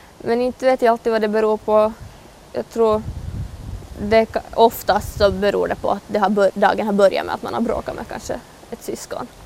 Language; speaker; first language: Swedish; native; Swedish